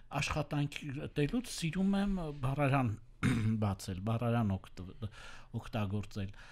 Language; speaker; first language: Armenian; native; Armenian